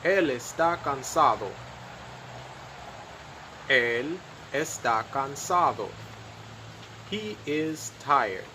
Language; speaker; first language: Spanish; non-native, fluent; English